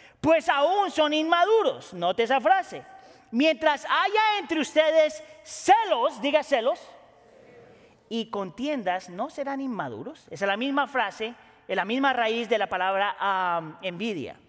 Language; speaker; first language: Spanish; native; Spanish